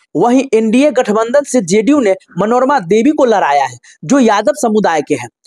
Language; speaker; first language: Hindi; native; Hindi